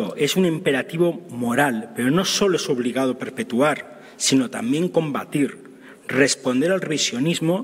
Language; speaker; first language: Spanish; native; Spanish